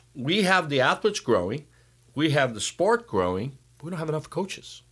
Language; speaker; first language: English; non-native, fluent; Portuguese